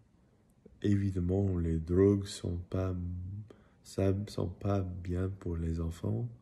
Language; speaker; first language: French; non-native, learner; English